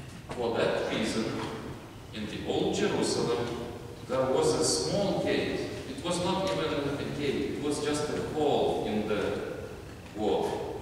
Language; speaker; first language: English; non-native, fluent; Ukrainian